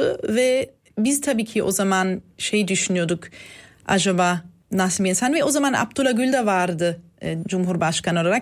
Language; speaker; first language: Turkish; non-native, fluent; German